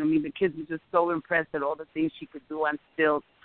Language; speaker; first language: English; native; English